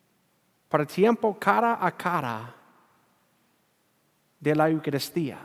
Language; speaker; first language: Spanish; non-native, learner; English